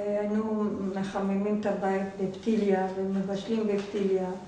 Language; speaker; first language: Hebrew; non-native, fluent; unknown